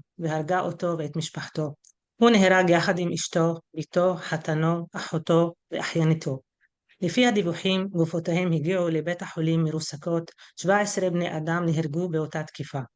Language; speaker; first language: Hebrew; non-native, local second language; Arabic